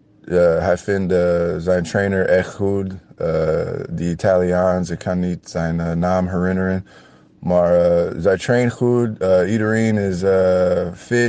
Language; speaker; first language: Dutch; non-native, learner; English